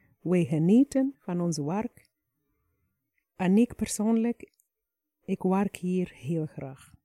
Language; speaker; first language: Dutch; non-native, fluent; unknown